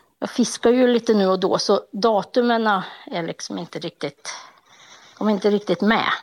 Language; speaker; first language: Swedish; native; Swedish